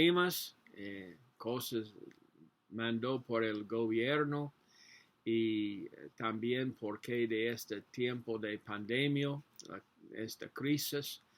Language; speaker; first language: Spanish; non-native, learner; English